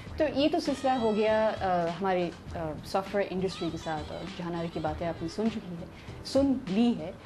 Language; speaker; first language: Urdu; native; Urdu